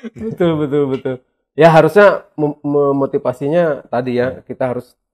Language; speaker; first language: Indonesian; non-native, local second language; Sundanese